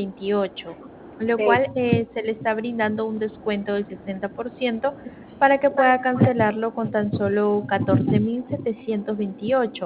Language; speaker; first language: Spanish; native; Spanish